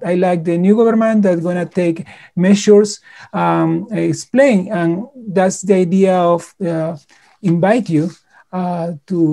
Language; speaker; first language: English; non-native, fluent; Spanish